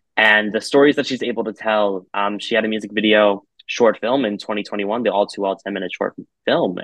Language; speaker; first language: English; native; English